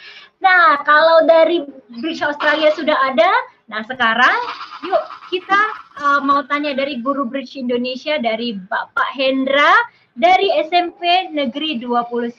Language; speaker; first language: Indonesian; native; Indonesian